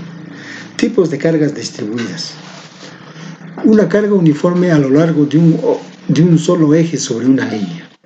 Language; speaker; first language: Spanish; native; Spanish